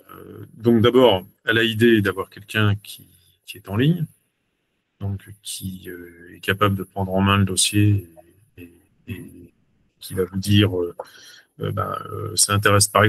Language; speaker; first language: French; native; French